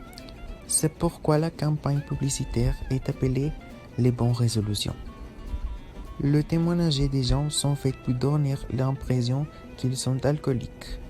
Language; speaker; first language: French; non-native, fluent; Spanish